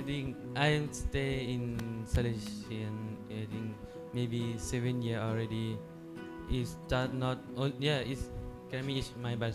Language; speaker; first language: English; non-native, learner; Thai